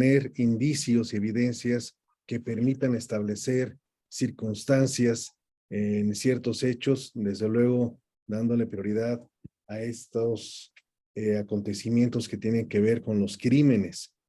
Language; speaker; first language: Spanish; native; Spanish